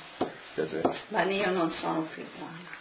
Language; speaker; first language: Italian; non-native, local second language; Friulian